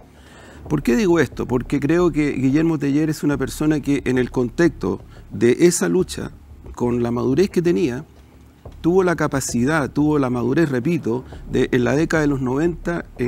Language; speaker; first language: Spanish; native; Spanish